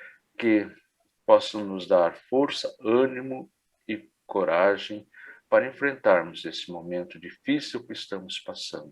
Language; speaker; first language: Portuguese; native; Portuguese